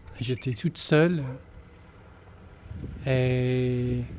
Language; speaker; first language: French; non-native, fluent; English